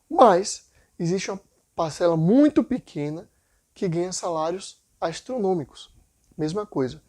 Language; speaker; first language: Portuguese; native; Portuguese